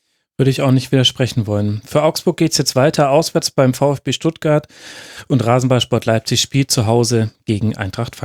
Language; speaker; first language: German; native; German